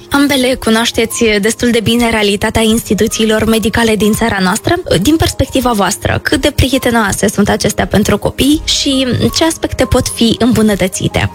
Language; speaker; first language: Romanian; native; Romanian